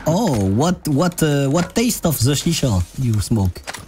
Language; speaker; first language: English; non-native, learner; French